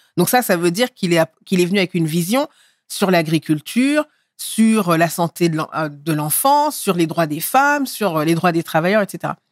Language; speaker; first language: French; early bilingual, other home language; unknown